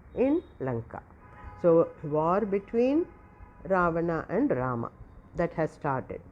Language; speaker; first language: English; non-native, local second language; Tamil